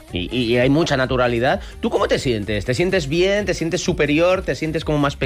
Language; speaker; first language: Spanish; native; Spanish